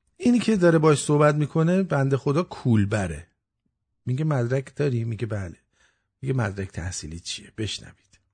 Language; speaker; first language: Persian; native; Persian